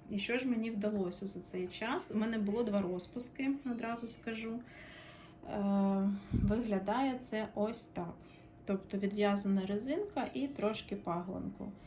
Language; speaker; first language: Ukrainian; non-native, local second language; Russian